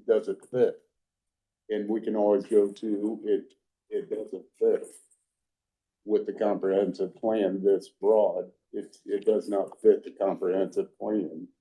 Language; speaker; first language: English; native; English